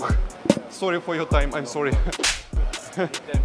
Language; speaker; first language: English; non-native, learner; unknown